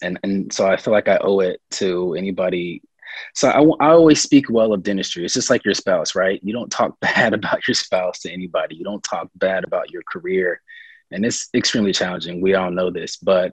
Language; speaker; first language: English; native; English